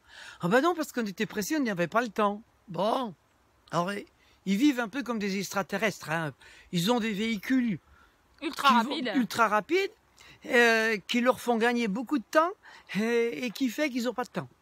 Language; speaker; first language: French; native; French